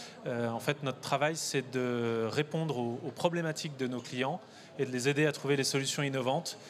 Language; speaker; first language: French; native; French